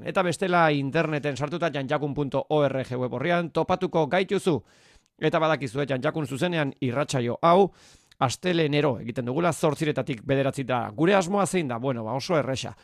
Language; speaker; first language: Basque; native; Basque